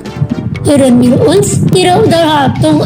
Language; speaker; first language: German; non-native, learner; Indonesian